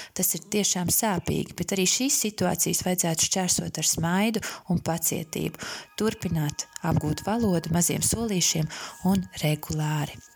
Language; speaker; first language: Latvian; native; Latvian